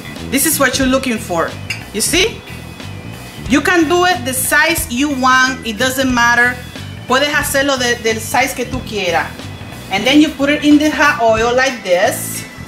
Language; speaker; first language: English; non-native, fluent; Spanish